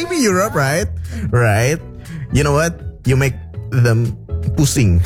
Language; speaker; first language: English; non-native, fluent; Indonesian